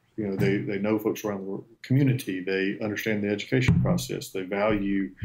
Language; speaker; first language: English; native; English